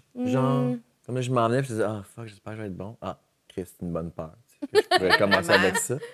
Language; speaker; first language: French; native; French